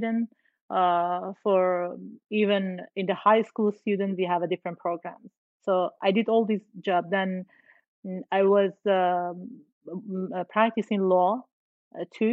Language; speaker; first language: English; non-native, fluent; Persian